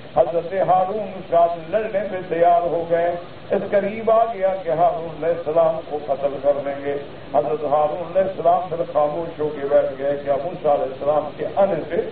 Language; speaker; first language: Urdu; early bilingual, heritage; Urdu